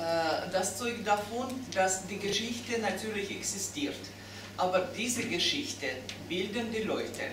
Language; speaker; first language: German; non-native, fluent; Russian